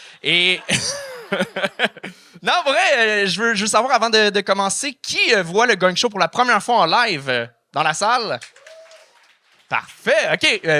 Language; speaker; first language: French; native; French